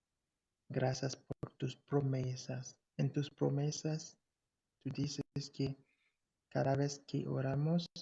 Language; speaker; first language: Spanish; non-native, fluent; English